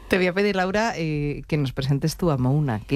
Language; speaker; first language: Spanish; native; Spanish